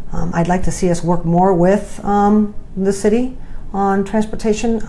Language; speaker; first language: English; native; English